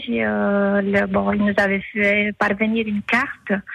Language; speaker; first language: French; non-native, fluent; Romanian